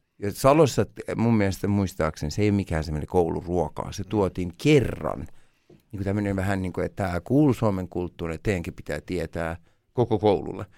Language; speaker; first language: Finnish; early bilingual, other home language; Persian